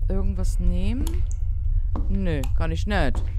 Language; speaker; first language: German; native; German